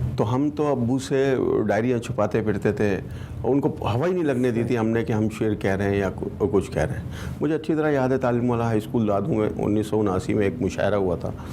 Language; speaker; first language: Urdu; native; Urdu